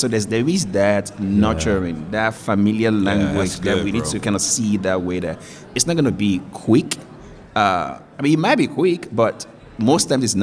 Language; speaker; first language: English; non-native, local second language; Yoruba